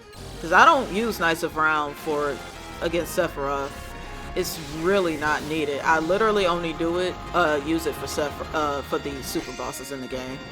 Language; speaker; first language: English; native; English